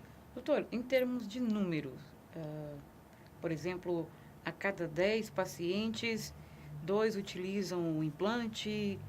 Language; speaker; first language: Portuguese; native; Portuguese